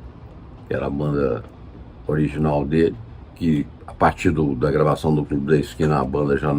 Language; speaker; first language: Portuguese; native; Portuguese